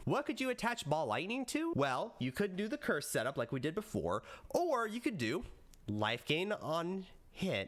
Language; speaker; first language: English; native; English